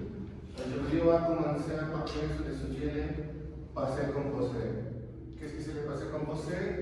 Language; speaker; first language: French; non-native, learner; Spanish